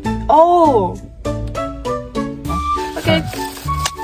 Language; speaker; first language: Cantonese; non-native, learner; English